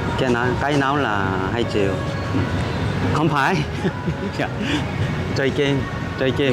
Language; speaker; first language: Vietnamese; non-native, learner; Korean